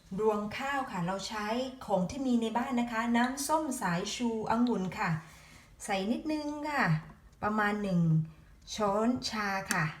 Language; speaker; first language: Thai; native; Thai